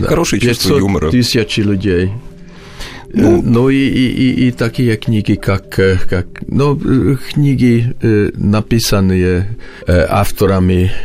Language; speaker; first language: Russian; non-native, learner; Hungarian